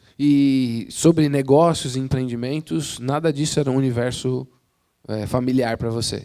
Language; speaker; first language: Portuguese; native; Portuguese